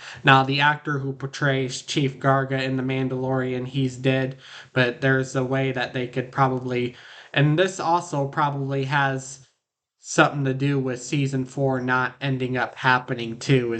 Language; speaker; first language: English; native; English